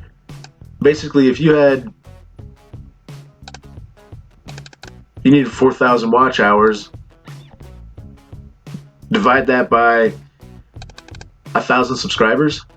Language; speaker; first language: English; native; English